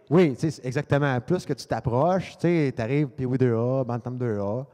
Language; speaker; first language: French; native; French